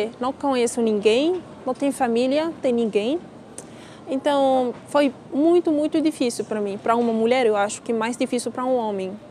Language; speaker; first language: Portuguese; non-native, learner; Arabic